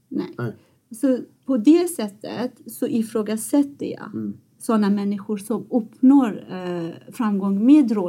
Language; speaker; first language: Swedish; non-native, fluent; Persian